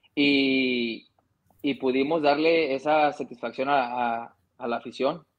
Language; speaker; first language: Spanish; early bilingual, heritage; Spanish